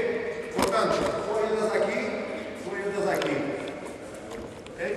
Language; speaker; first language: Spanish; non-native, learner; Portuguese